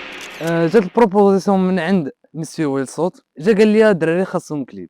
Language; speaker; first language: Arabic; native; Arabic